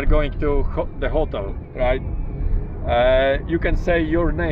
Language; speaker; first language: English; non-native, learner; Polish